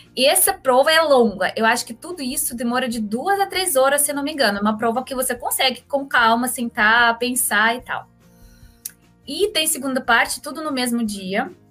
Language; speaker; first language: Portuguese; non-native, fluent; Russian